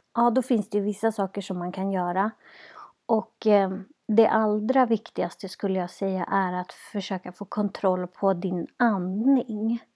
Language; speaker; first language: Swedish; native; Swedish